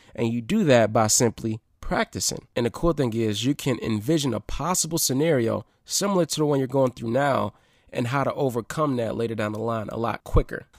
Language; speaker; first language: English; native; English